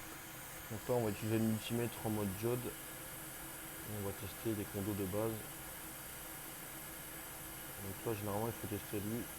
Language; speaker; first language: French; native; French